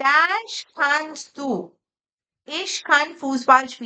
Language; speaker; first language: German; non-native, fluent; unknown